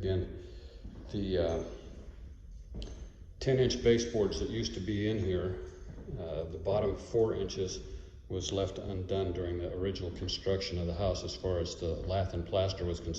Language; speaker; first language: English; native; English